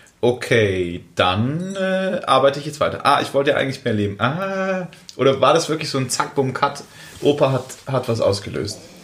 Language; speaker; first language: German; native; German